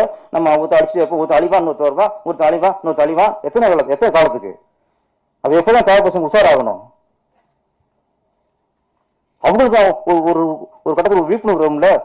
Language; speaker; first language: Tamil; native; Tamil